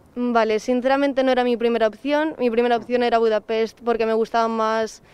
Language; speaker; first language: Spanish; native; Spanish